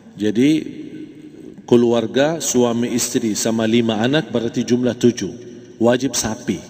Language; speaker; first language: Malay; non-native, fluent; Arabic